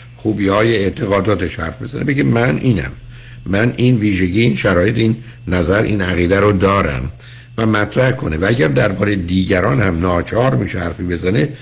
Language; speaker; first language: Persian; native; Persian